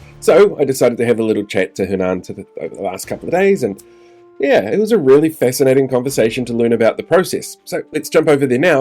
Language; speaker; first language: English; native; English